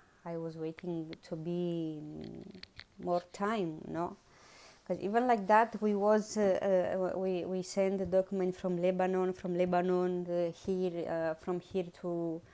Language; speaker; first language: English; non-native, learner; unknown